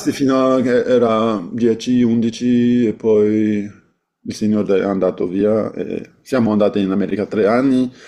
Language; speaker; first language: Italian; non-native, fluent; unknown